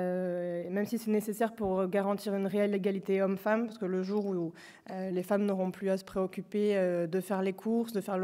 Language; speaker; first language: French; native; French